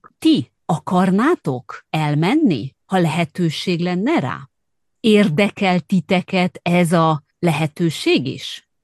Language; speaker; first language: Hungarian; native; Hungarian